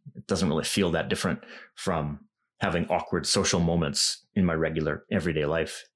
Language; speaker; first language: English; native; English